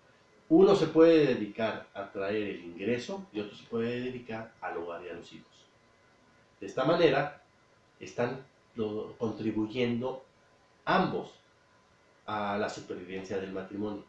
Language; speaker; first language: Spanish; native; Spanish